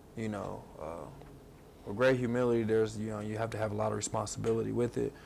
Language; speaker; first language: English; native; English